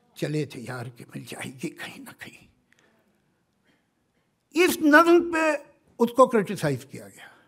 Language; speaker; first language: Hindi; native; Hindi